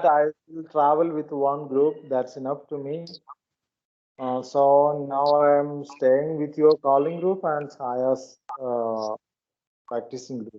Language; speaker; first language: English; non-native, learner; Malayalam